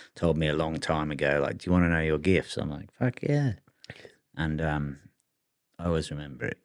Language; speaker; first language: English; native; English